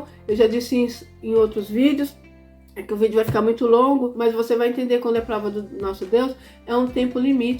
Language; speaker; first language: Portuguese; native; Portuguese